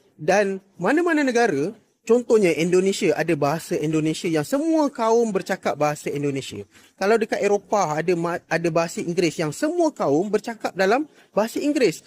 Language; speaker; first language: Malay; native; Malay